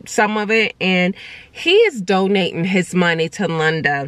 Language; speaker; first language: English; native; English